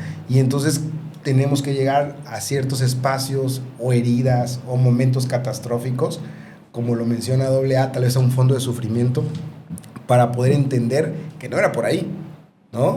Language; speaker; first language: Spanish; native; Spanish